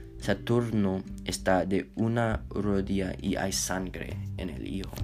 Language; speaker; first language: Spanish; non-native, learner; English